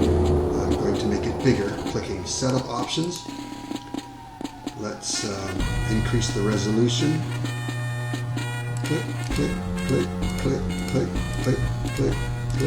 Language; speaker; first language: English; native; English